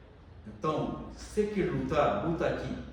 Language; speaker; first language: Portuguese; non-native, learner; Bangla